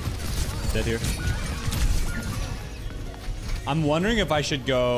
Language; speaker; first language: English; native; English